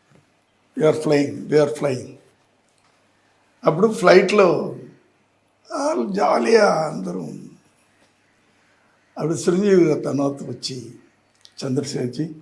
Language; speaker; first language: Telugu; non-native, learner; Tamil